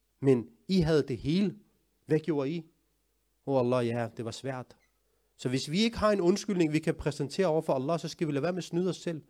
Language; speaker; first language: Danish; early bilingual, other home language; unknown